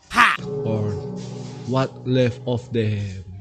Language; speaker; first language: English; non-native, learner; Indonesian